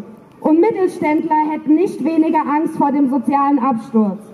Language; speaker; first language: German; native; German